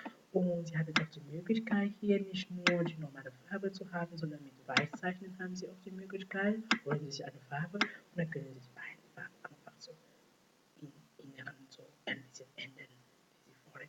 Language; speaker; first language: German; non-native, fluent; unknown